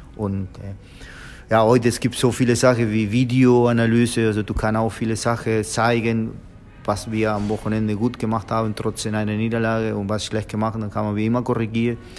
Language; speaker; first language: German; non-native, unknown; Spanish